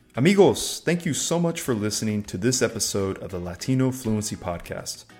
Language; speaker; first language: English; native; English